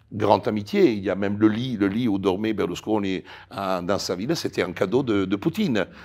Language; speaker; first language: French; non-native, fluent; Italian